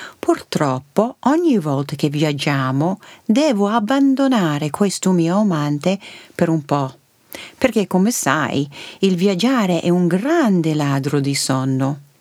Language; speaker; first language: Italian; early bilingual, heritage; Italian